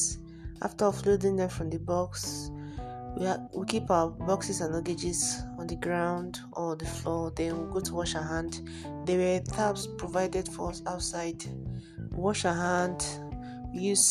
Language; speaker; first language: English; non-native, local second language; Igbo